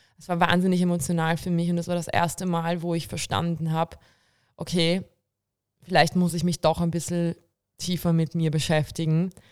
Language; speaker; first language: German; early bilingual, other home language; Bulgarian